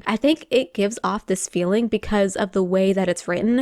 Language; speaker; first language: English; native; English